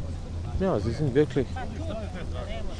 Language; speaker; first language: German; non-native, fluent; Serbian